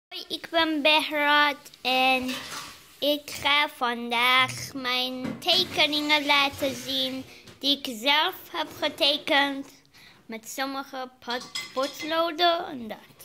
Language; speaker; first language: Dutch; early bilingual, other home language; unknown